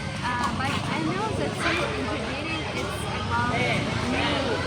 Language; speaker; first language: English; non-native, fluent; Tajik